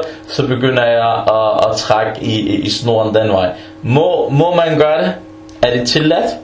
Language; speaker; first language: Danish; early bilingual, other home language; Arabic